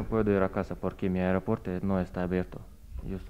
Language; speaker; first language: Spanish; non-native, learner; Russian